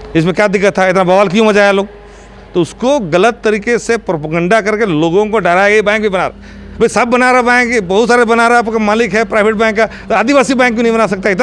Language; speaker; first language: Hindi; non-native, local second language; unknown